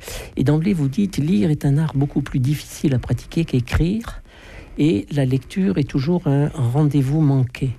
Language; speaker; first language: French; native; French